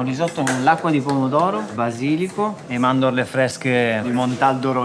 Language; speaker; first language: Italian; native; Italian